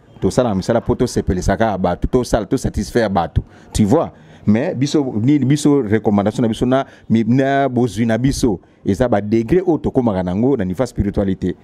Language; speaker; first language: Lingala; non-native, local second language; Kituba (Democratic Republic of Congo)